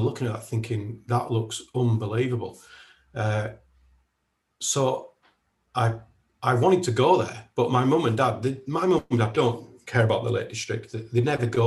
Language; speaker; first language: English; native; English